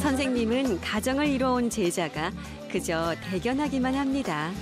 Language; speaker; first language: Korean; native; Korean